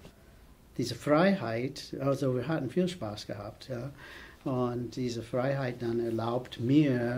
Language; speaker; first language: German; non-native, fluent; English